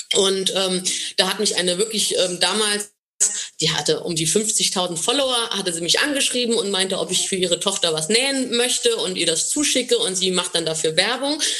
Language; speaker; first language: German; non-native, fluent; Portuguese